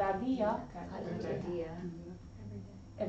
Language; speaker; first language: Spanish; non-native, learner; English